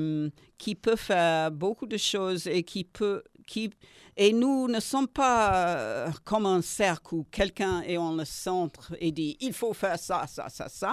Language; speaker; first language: French; non-native, learner; English